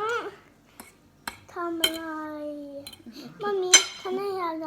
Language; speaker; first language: Thai; early bilingual, heritage; Thai